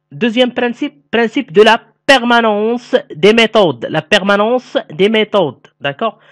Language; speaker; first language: French; non-native, local second language; Arabic